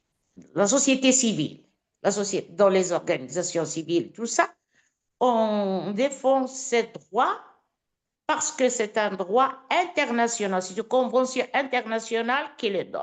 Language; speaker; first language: French; non-native, fluent; Italian